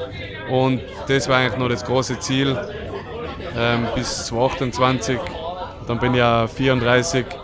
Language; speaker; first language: German; native; German